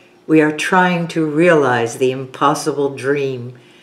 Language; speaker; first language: English; early bilingual, other home language; Italian